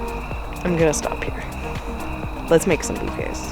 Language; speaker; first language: English; native; English